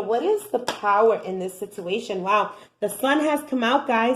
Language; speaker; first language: English; native; English